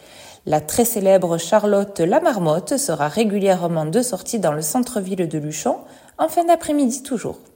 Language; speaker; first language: French; native; French